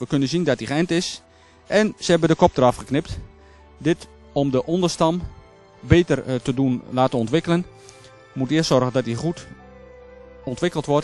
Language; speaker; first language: Dutch; native; Dutch